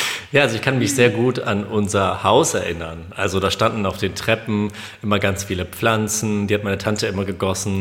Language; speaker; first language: German; early bilingual, other home language; Armenian